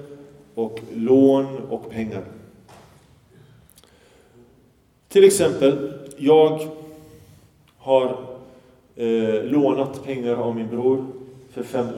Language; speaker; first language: Swedish; early bilingual, other home language; Arabic